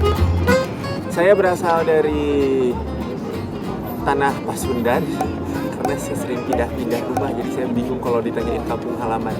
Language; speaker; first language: Indonesian; native; Indonesian